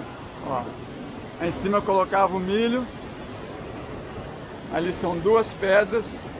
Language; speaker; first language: Portuguese; native; Portuguese